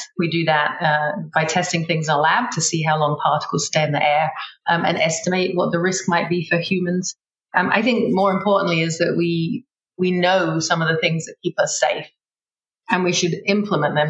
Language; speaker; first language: English; native; English